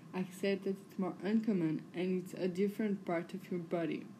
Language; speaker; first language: English; non-native, learner; French